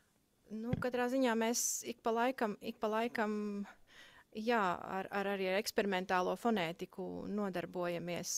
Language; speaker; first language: Latvian; native; Latvian